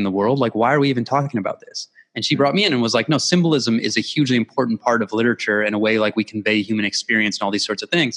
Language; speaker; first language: English; native; English